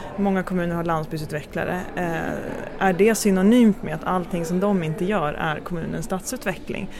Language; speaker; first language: Swedish; native; Swedish